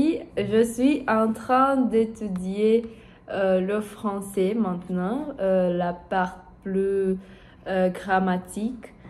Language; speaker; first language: French; non-native, learner; Portuguese